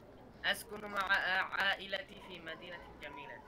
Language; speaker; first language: Arabic; non-native, learner; Bangla